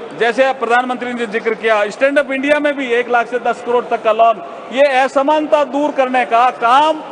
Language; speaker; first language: Hindi; native; Hindi